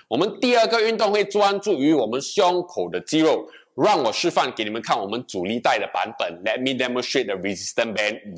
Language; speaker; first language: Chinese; native; Chinese